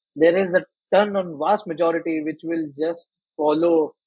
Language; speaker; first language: English; non-native, local second language; Hindi